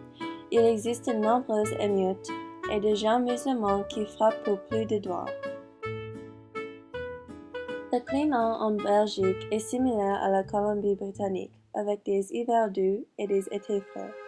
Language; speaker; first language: French; non-native, learner; English